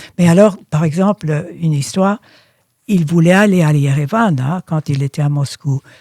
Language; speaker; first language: French; early bilingual, other home language; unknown